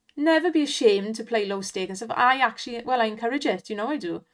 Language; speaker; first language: English; native; English